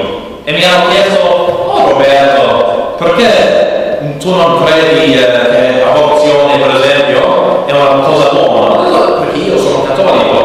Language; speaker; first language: Italian; non-native, learner; English